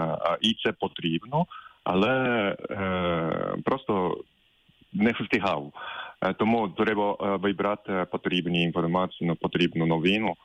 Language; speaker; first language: Ukrainian; non-native, fluent; Japanese